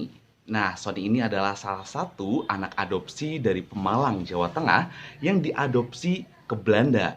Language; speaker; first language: Indonesian; native; Indonesian